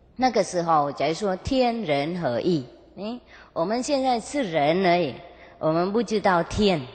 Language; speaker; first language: Chinese; non-native, fluent; Vietnamese